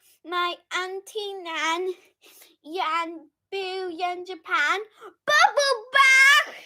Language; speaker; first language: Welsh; non-native, learner; English